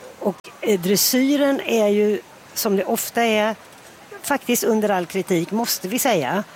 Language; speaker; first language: Swedish; native; Swedish